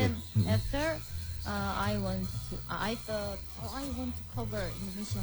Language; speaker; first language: English; non-native, learner; Korean